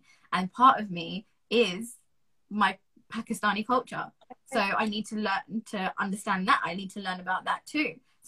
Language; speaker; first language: English; native; English